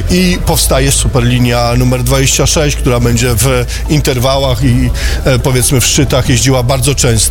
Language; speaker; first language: Polish; native; Polish